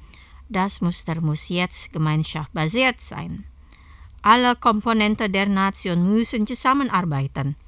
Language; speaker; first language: German; non-native, fluent; Indonesian